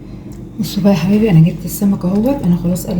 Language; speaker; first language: Arabic; native; Arabic